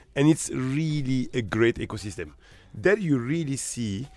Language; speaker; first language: English; non-native, fluent; Arabic